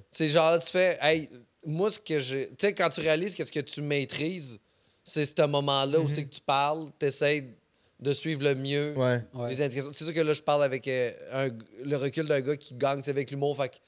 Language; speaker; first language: French; native; French